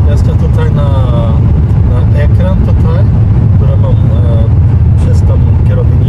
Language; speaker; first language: Polish; non-native, learner; Portuguese